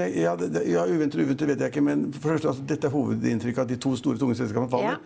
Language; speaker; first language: Norwegian; native; Norwegian